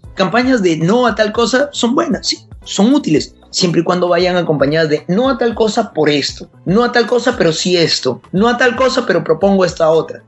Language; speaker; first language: Spanish; native; Spanish